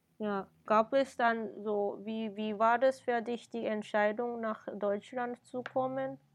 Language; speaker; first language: German; native; German